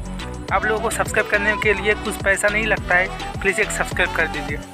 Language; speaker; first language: Hindi; non-native, local second language; Bangla